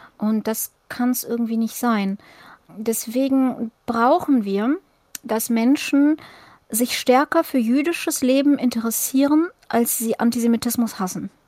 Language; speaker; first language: German; early bilingual, other home language; Russian